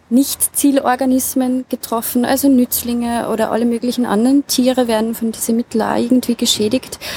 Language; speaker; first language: German; native; German